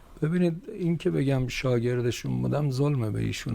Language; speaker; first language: Persian; native; Persian